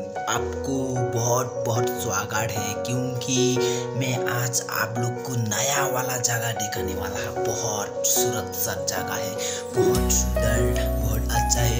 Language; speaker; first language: Hindi; non-native, local second language; Nepali